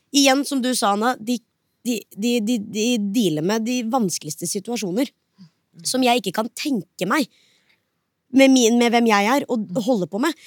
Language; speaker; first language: Norwegian; early bilingual, other home language; Hindi